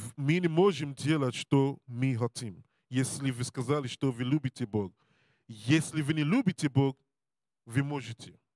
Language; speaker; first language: Russian; non-native, learner; English